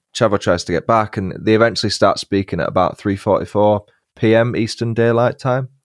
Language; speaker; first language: English; native; English